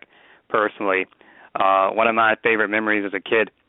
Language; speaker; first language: English; native; English